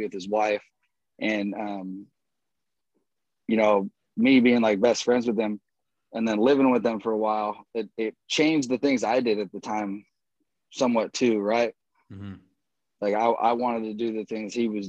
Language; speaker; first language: English; native; English